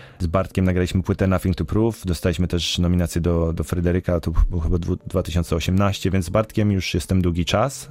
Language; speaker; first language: Polish; early bilingual, heritage; Polish